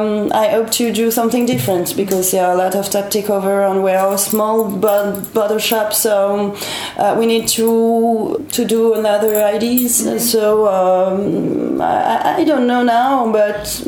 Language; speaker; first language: English; non-native, learner; French